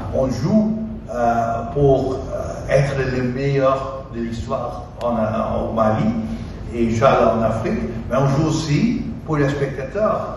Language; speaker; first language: French; non-native, fluent; Dutch